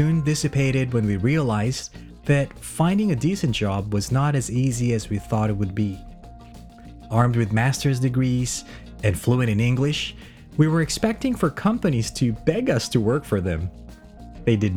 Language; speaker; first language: English; non-native, local second language; Filipino